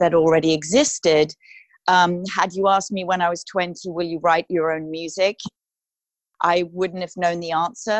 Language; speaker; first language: English; native; English